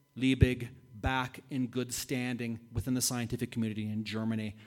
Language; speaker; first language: English; native; English